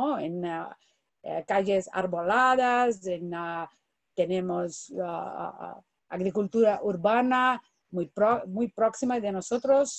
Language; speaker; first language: Spanish; non-native, fluent; Portuguese